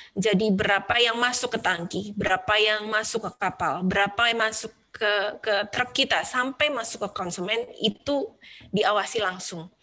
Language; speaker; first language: Indonesian; native; Indonesian